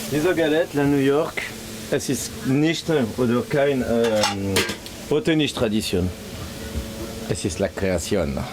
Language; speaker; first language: German; non-native, learner; French